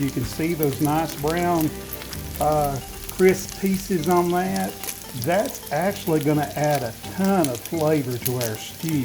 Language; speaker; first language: English; native; English